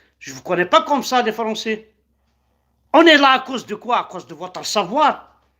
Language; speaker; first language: French; non-native, local second language; Kabyle